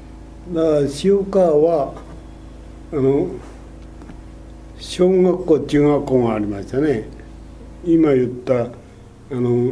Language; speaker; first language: Japanese; native; Japanese